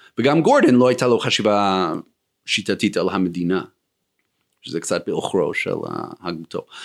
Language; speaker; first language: Hebrew; non-native, fluent; English